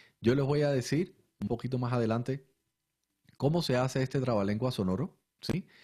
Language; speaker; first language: Spanish; native; Spanish